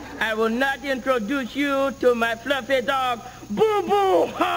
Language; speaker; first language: English; native; English